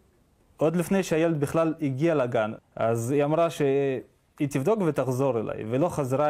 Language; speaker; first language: Hebrew; native; Hebrew